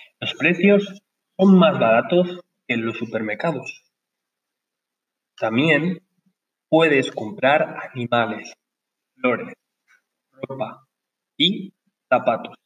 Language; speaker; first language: Spanish; non-native, learner; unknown